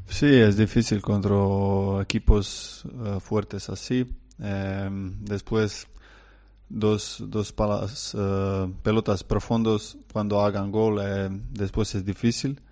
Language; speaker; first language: Spanish; non-native, learner; Croatian